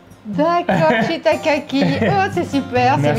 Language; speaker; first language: French; native; French